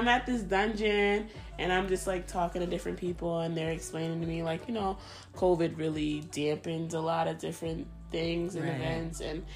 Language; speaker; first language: English; early bilingual, other home language; Spanish